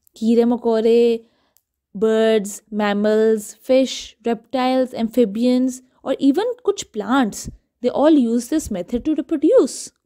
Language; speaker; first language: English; non-native, local second language; Urdu